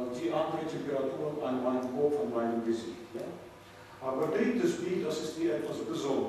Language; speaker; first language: German; non-native, fluent; Russian